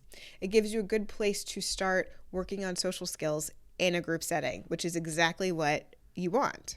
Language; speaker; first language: English; native; English